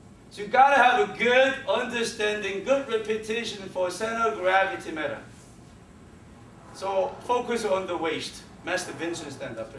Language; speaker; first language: English; non-native, fluent; Korean